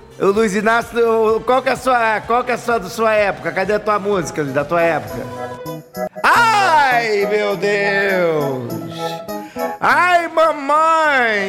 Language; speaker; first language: Portuguese; native; Portuguese